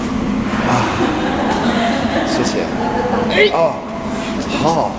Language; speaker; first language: Chinese; non-native, learner; English